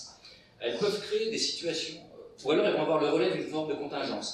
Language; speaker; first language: French; native; French